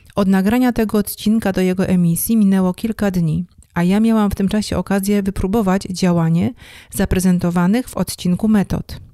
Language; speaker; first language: Polish; native; Polish